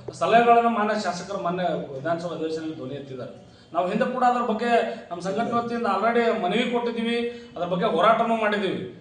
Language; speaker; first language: Kannada; native; Kannada